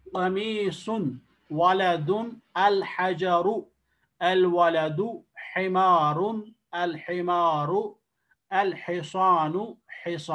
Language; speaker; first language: Arabic; non-native, fluent; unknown